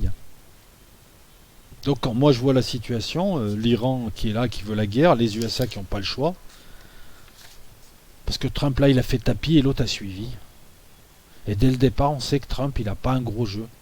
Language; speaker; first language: French; native; French